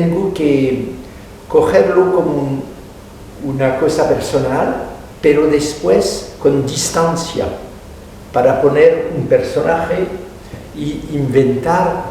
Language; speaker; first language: Spanish; non-native, fluent; French